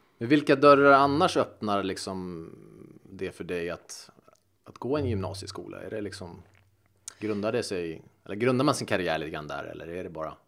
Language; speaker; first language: Swedish; native; Swedish